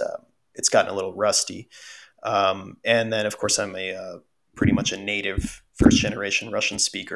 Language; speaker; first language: English; early bilingual, other home language; Russian